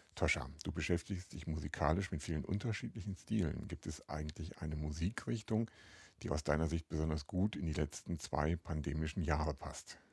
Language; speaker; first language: German; native; German